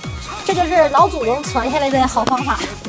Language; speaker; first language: Chinese; native; Chinese